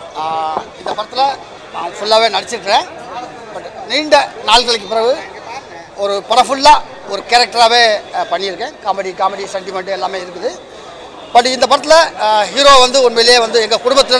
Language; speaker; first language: Tamil; native; Tamil